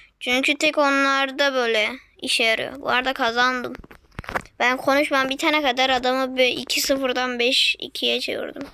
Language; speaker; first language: Turkish; native; Turkish